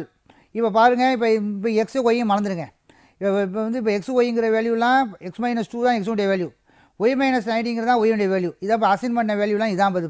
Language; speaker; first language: Tamil; native; Tamil